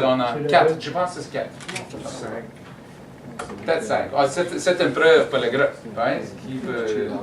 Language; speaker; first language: French; non-native, learner; English